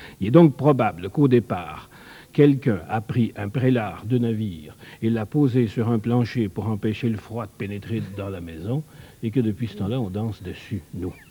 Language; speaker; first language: French; native; French